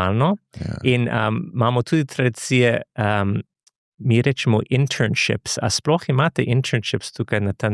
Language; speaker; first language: Slovenian; non-native, fluent; English